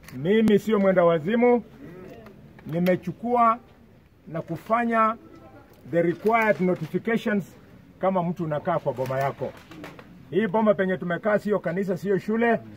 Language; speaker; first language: Swahili; non-native, local second language; Luyia